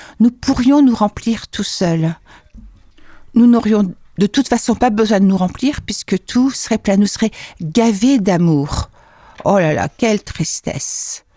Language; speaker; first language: French; native; French